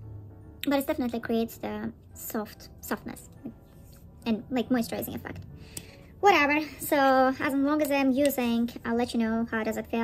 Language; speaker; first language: English; non-native, fluent; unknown